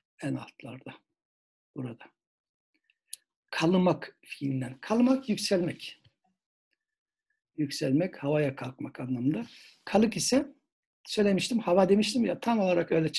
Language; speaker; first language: Turkish; native; Turkish